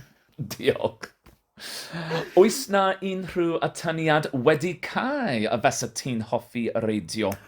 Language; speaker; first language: Welsh; non-native, learner; English